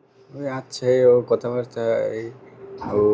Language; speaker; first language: Hindi; non-native, learner; Bangla